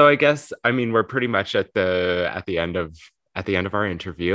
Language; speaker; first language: English; native; English